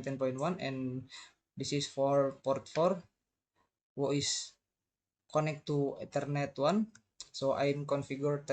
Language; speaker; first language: English; non-native, learner; Indonesian